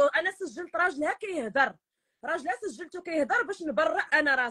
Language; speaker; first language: Arabic; native; Arabic